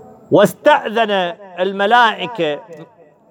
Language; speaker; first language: Arabic; native; Arabic